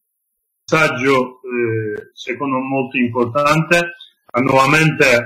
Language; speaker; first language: Italian; non-native, learner; Kurdish